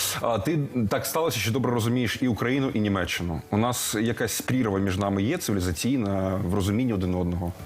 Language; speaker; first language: Ukrainian; native; Ukrainian